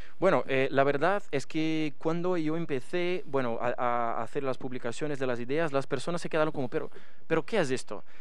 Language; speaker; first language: Spanish; non-native, fluent; Portuguese